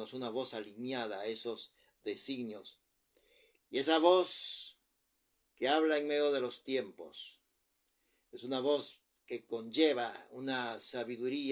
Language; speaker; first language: Spanish; native; Spanish